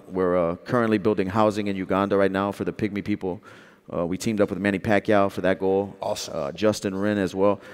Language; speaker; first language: English; native; English